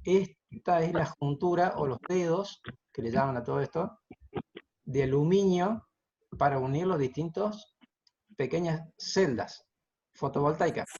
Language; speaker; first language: Spanish; native; Spanish